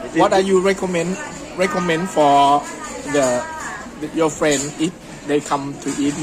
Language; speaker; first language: English; non-native, learner; Thai